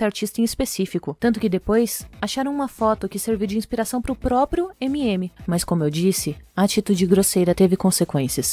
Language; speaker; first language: Portuguese; native; Portuguese